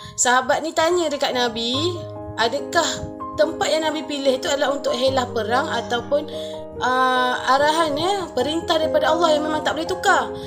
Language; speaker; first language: Malay; native; Malay